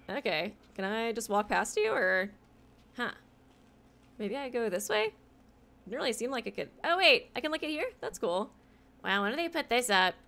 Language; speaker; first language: English; native; English